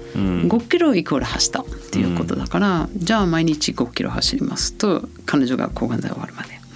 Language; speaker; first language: Japanese; non-native, fluent; English